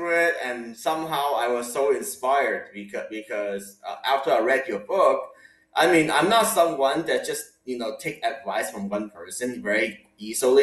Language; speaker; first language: English; non-native, local second language; Cantonese